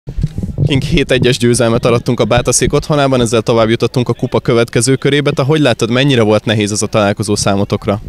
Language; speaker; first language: Hungarian; native; Hungarian